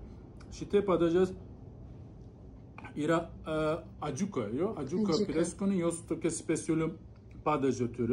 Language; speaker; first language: Lithuanian; non-native, learner; Turkish